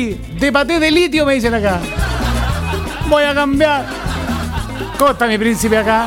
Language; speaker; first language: Spanish; native; Spanish